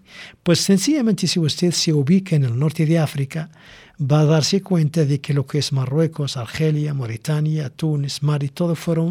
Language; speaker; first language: Spanish; non-native, local second language; Arabic